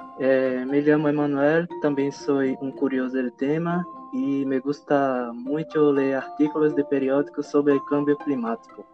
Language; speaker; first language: Spanish; non-native, learner; Portuguese